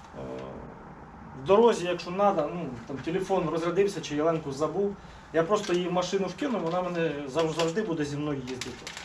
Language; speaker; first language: Ukrainian; non-native, local second language; Russian